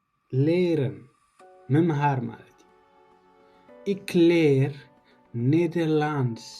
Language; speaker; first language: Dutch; non-native, learner; Tigrinya